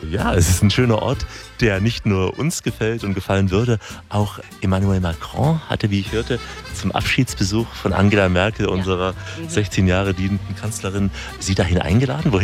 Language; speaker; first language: German; native; German